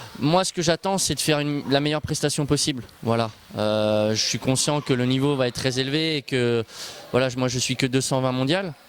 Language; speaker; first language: French; early bilingual, other home language; Bosnian